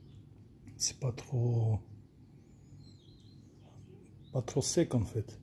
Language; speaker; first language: French; non-native, learner; Russian